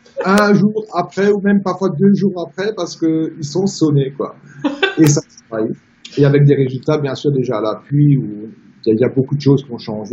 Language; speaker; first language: French; native; French